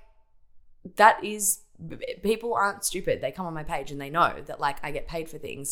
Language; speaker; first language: English; native; English